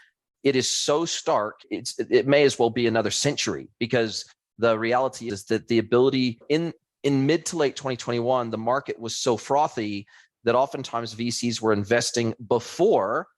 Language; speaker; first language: English; native; English